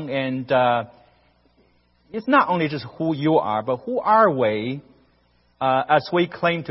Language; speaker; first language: English; non-native, fluent; Chinese